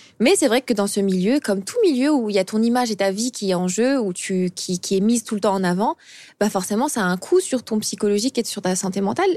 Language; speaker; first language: French; early bilingual, other home language; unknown